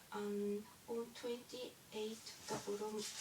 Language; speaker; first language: English; non-native, learner; Japanese